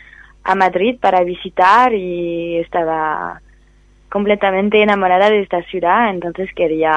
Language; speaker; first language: Spanish; non-native, fluent; French